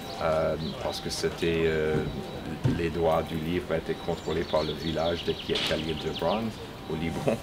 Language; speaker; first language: French; non-native, fluent; English